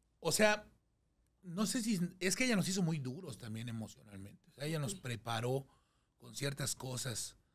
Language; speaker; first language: Spanish; native; Spanish